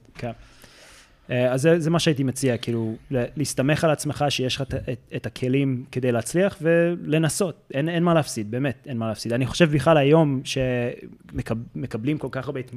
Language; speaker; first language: Hebrew; early bilingual, heritage; Hebrew